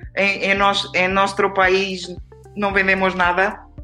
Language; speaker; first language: Spanish; non-native, learner; Portuguese